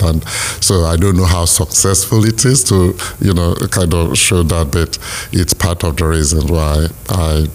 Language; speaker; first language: English; non-native, local second language; Yoruba